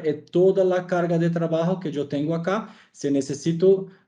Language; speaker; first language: Spanish; non-native, fluent; Portuguese